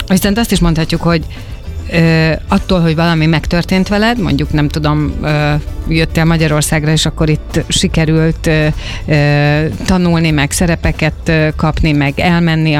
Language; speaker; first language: Hungarian; native; Hungarian